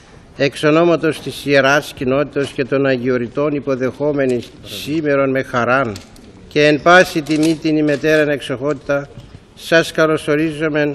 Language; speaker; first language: Greek; native; Greek